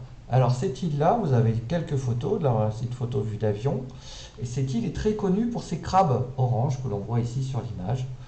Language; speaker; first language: French; native; French